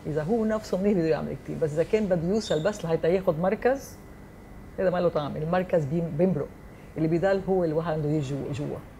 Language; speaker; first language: Arabic; early bilingual, heritage; Arabic